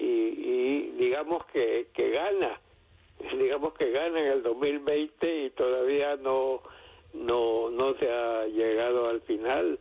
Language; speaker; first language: Spanish; native; Spanish